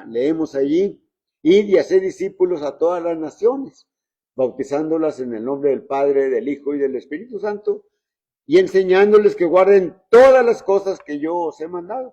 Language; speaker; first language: Spanish; native; Spanish